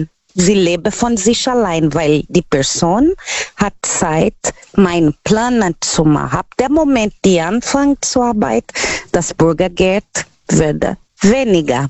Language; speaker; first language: German; non-native, learner; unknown